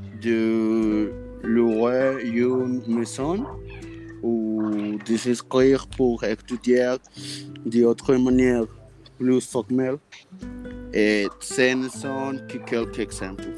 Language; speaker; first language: French; non-native, learner; Spanish